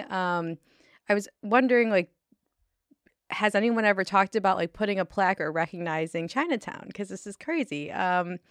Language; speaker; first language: English; native; English